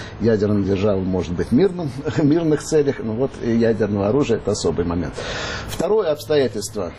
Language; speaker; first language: Russian; native; Russian